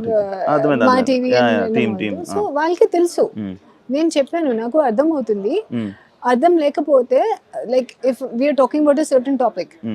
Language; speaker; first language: Telugu; non-native, learner; Hindi